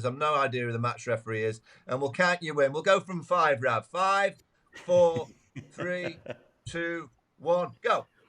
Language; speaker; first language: English; native; English